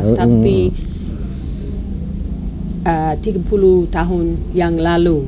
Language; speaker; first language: Indonesian; non-native, learner; English